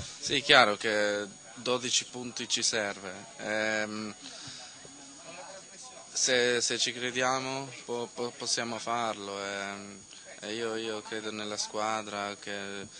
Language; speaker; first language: Italian; non-native, learner; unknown